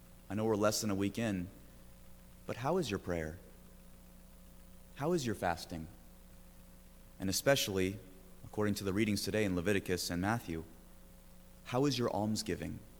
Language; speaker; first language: English; native; English